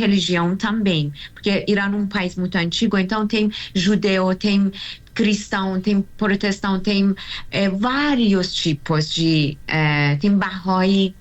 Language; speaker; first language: Portuguese; non-native, learner; Persian